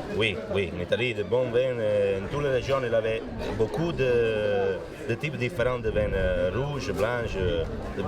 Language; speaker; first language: French; non-native, learner; Italian